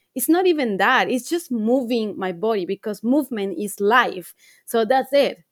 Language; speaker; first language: English; non-native, fluent; Spanish